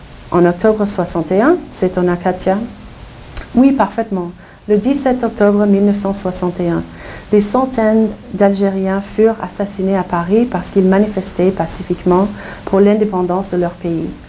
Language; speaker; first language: French; non-native, fluent; English